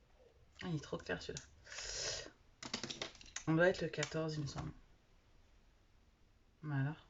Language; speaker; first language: French; native; French